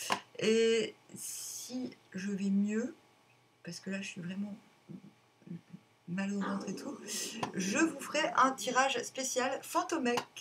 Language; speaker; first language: French; native; French